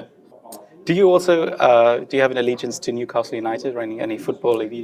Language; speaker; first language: English; non-native, fluent; German